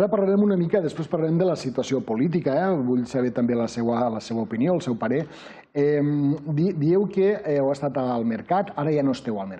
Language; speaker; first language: Catalan; native; Catalan